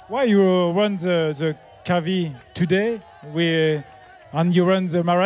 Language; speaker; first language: English; non-native, learner; French